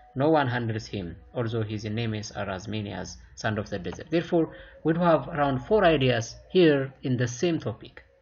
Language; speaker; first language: English; non-native, local second language; Amharic